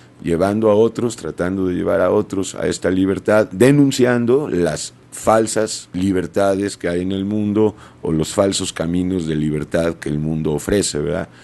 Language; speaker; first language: Spanish; native; Spanish